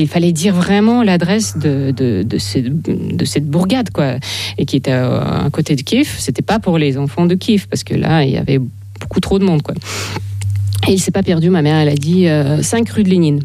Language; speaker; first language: French; non-native, fluent; Ukrainian